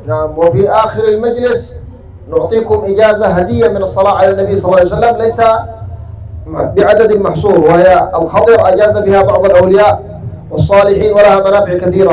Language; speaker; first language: Arabic; non-native, fluent; Madurese